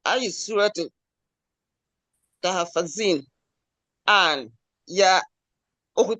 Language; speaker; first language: Arabic; non-native, learner; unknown